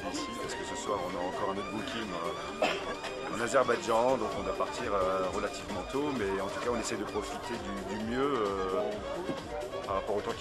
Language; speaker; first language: French; native; French